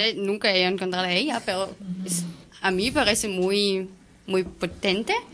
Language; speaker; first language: Spanish; non-native, learner; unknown